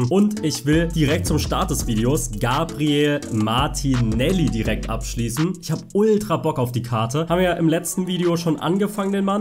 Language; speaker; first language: German; native; German